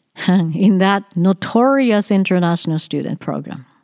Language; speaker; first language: English; non-native, fluent; Japanese